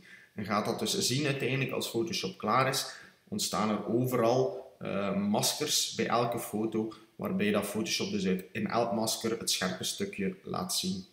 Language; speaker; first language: Dutch; native; Dutch